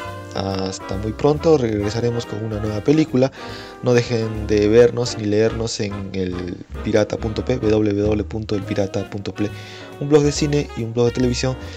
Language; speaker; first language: Spanish; native; Spanish